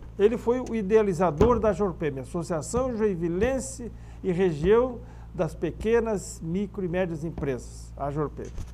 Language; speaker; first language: Portuguese; native; Portuguese